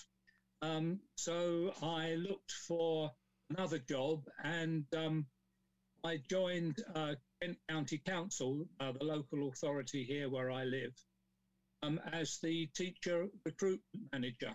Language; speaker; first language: English; native; English